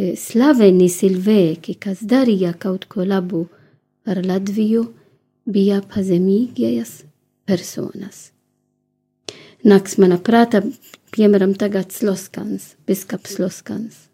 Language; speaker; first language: Latvian; non-native, learner; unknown